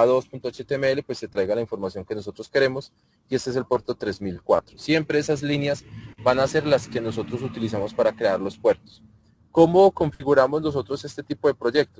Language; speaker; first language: Spanish; native; Spanish